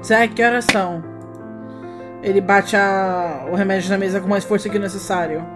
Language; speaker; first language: Portuguese; native; Portuguese